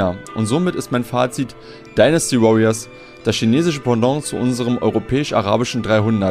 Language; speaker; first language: German; native; German